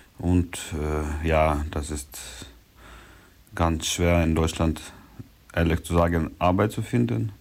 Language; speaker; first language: German; non-native, learner; Ukrainian